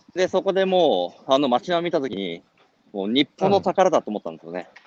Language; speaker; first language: Japanese; native; Japanese